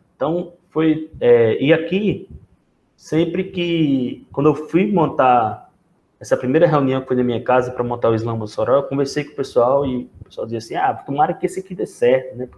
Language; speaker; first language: Portuguese; native; Portuguese